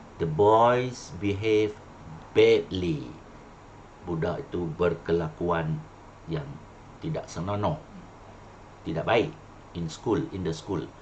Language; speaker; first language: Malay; non-native, local second language; Chinese